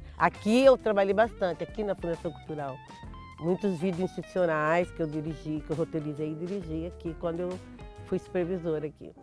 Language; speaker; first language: Portuguese; native; Portuguese